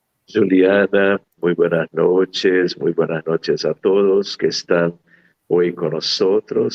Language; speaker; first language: Spanish; non-native, fluent; Portuguese